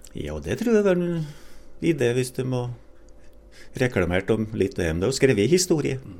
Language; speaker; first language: Norwegian; native; Norwegian